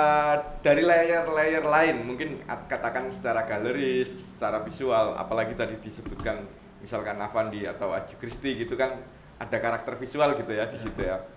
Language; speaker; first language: Indonesian; non-native, local second language; Javanese